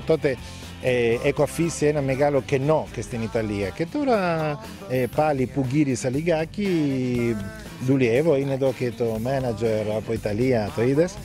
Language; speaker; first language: Greek; non-native, fluent; Italian